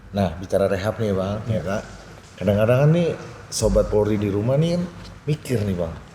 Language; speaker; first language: Indonesian; native; Indonesian